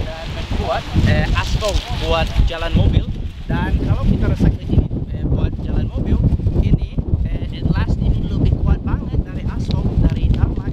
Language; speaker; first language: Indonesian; non-native, fluent; English